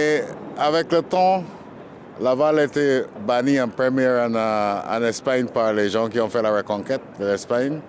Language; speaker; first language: French; non-native, fluent; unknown